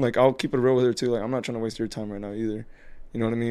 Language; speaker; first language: English; early bilingual, other home language; Spanish